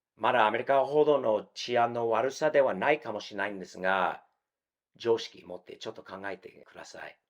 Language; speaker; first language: Japanese; non-native, fluent; English